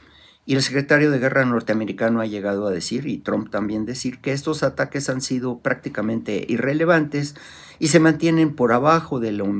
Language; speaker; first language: Spanish; native; Spanish